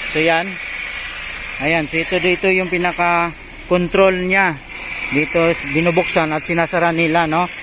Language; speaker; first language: Filipino; non-native, local second language; Cebuano